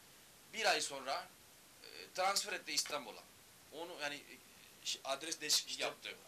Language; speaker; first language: Turkish; non-native, learner; Urdu